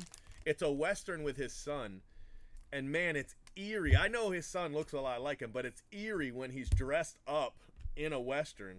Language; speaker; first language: English; native; English